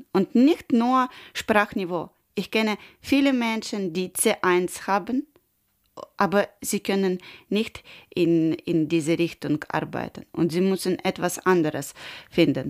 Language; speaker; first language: German; non-native, learner; Ukrainian